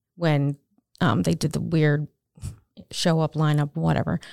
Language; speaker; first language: English; native; English